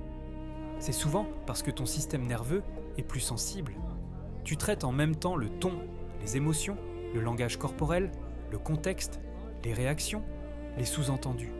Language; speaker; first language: French; native; French